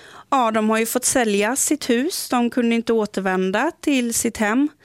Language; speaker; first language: Swedish; native; Swedish